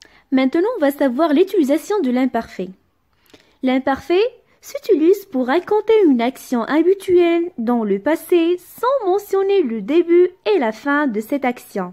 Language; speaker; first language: French; non-native, local second language; Arabic